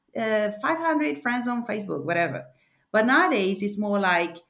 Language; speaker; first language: English; non-native, fluent; Spanish